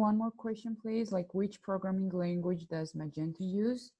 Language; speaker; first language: English; non-native, fluent; Georgian